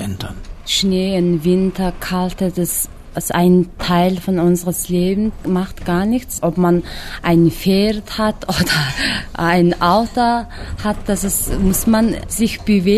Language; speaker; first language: German; non-native, fluent; Mongolian